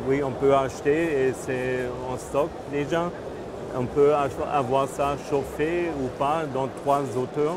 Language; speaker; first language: French; non-native, fluent; German